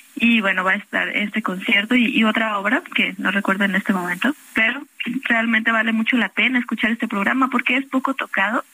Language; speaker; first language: Spanish; native; Spanish